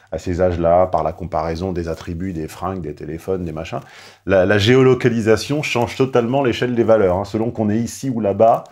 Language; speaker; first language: French; native; French